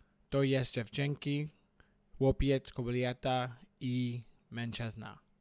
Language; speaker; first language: Polish; non-native, learner; English